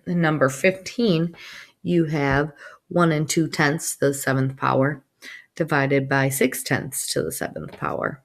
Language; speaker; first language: English; native; English